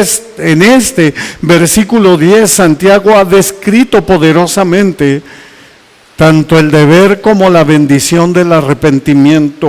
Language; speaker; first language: Spanish; native; Spanish